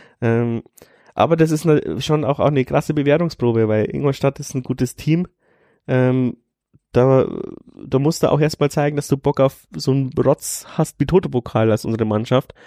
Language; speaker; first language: German; native; German